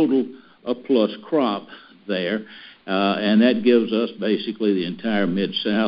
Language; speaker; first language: English; native; English